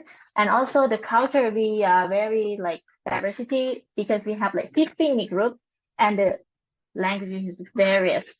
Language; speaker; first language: English; non-native, learner; Lao